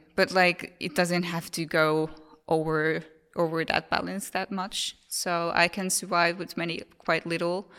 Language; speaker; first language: English; non-native, fluent; Finnish